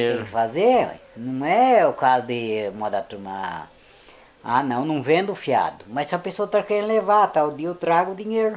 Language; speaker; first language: Portuguese; native; Portuguese